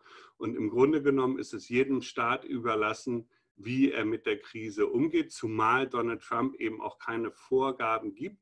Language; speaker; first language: German; native; German